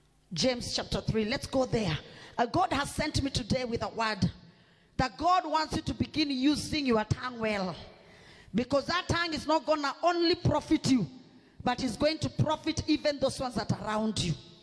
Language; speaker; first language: English; non-native, local second language; Swahili